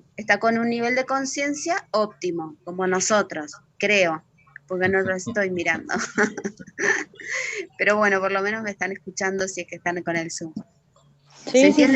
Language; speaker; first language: Spanish; native; Spanish